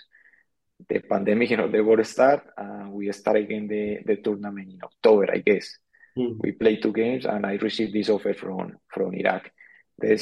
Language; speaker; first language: English; non-native, learner; Spanish